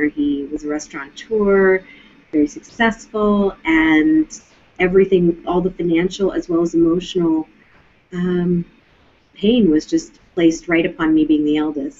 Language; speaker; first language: English; native; English